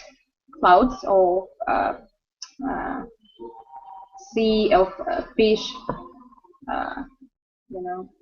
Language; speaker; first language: English; non-native, fluent; Russian